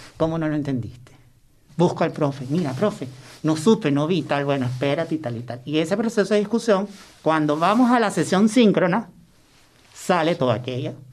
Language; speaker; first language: Spanish; native; Spanish